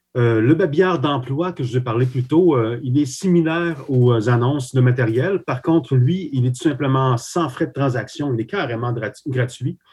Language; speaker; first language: French; early bilingual, other home language; Slovak